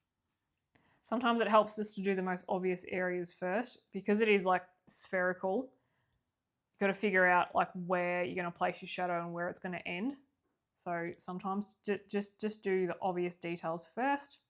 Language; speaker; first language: English; native; English